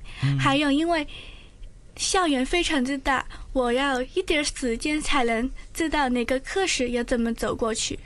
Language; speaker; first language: Chinese; non-native, local second language; Cantonese